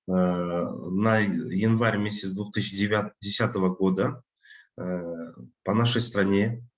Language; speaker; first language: Russian; non-native, local second language; Kazakh